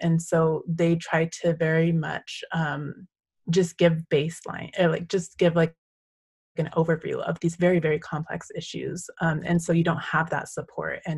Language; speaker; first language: English; native; English